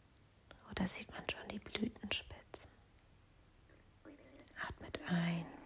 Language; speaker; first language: German; native; German